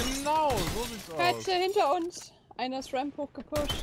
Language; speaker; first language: German; native; German